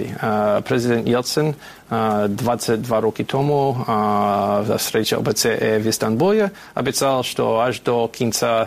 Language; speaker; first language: Ukrainian; non-native, fluent; English